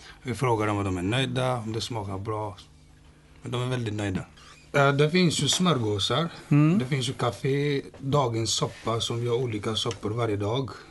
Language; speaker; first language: Swedish; non-native, fluent; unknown